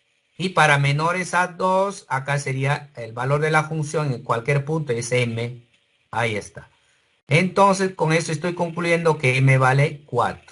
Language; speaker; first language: Spanish; native; Spanish